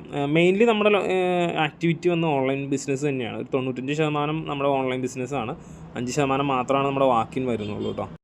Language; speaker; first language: Malayalam; native; Malayalam